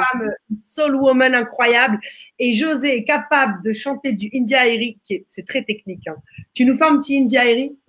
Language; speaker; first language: French; native; French